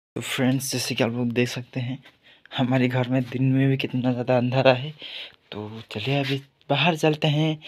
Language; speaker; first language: Hindi; non-native, local second language; Odia